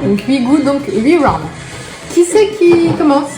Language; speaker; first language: French; native; French